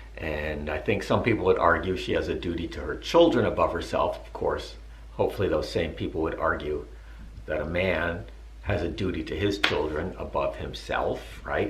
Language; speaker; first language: English; native; English